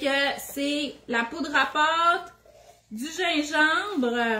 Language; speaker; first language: French; native; French